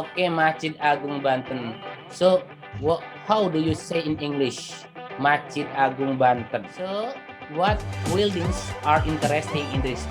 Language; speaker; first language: English; non-native, local second language; Indonesian